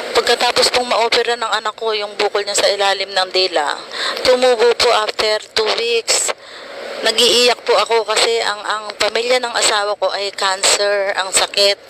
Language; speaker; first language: Filipino; native; Filipino